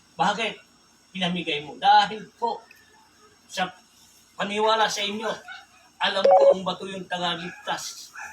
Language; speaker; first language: Filipino; non-native, local second language; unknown